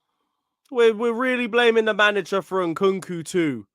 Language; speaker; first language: English; native; English